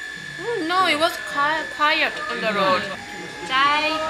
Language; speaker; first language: English; non-native, learner; Korean